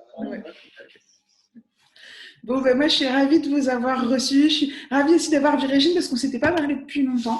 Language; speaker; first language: French; native; French